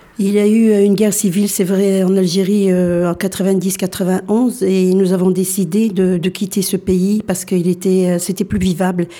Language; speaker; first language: French; early bilingual, other home language; Arabic